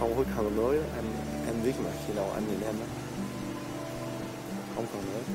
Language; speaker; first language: Vietnamese; early bilingual, heritage; Vietnamese